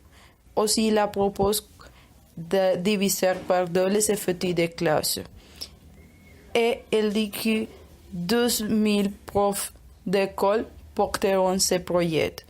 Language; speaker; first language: French; non-native, learner; Spanish